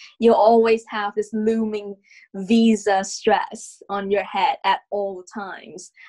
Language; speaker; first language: English; non-native, fluent; Vietnamese